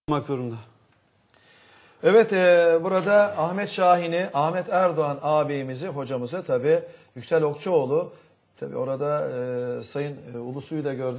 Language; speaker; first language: Turkish; native; Turkish